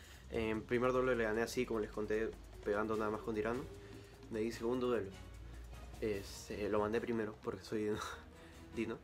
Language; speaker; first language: Spanish; native; Spanish